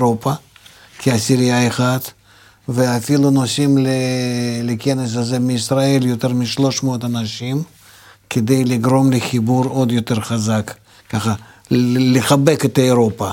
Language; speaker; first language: Hebrew; non-native, fluent; Russian